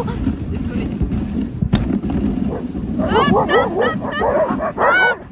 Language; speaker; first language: French; native; French